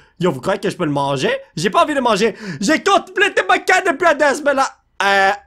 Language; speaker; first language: French; native; French